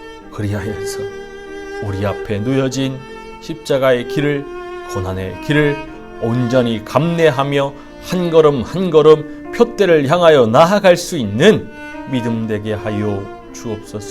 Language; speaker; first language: Korean; native; Korean